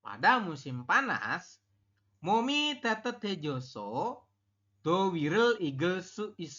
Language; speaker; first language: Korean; non-native, fluent; Indonesian